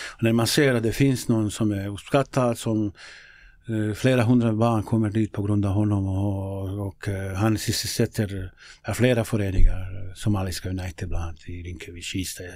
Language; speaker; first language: Swedish; non-native, fluent; Bosnian